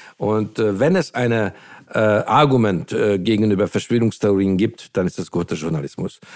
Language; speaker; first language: German; non-native, fluent; Hungarian